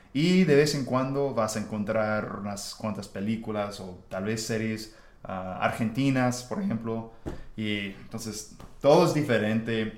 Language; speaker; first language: Spanish; non-native, fluent; English